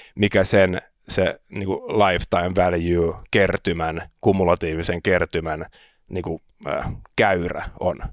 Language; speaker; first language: Finnish; native; Finnish